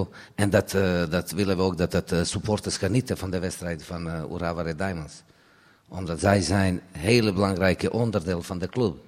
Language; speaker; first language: Dutch; non-native, fluent; Serbian